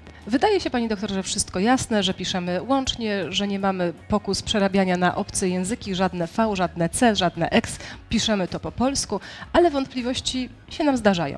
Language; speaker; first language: Polish; native; Polish